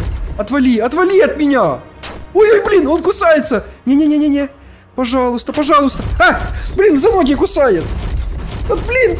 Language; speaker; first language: Russian; native; Russian